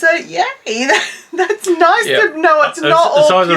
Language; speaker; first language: English; native; English